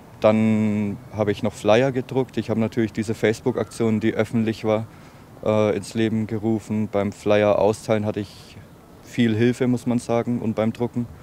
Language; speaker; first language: German; native; German